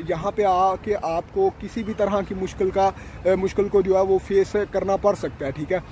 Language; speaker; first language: Urdu; non-native, local second language; Punjabi